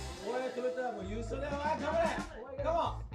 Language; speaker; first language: Japanese; native; Japanese